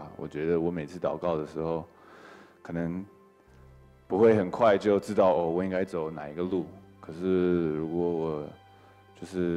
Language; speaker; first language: Chinese; early bilingual, heritage; English